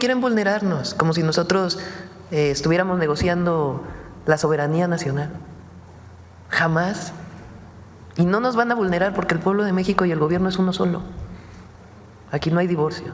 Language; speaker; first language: Spanish; native; Spanish